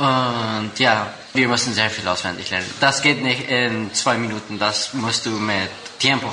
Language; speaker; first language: German; non-native, local second language; Spanish